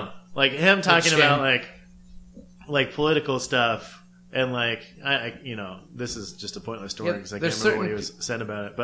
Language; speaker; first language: English; native; English